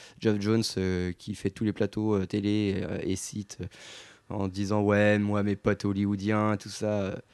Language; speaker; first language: French; native; French